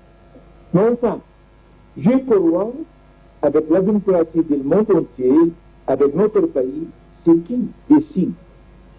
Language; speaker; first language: French; non-native, learner; Arabic